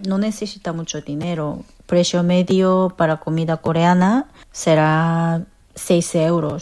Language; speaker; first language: Spanish; non-native, learner; Korean